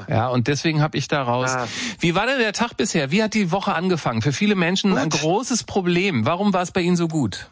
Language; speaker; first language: German; native; German